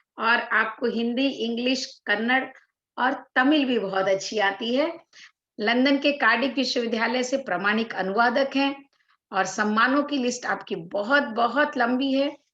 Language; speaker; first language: Hindi; native; Hindi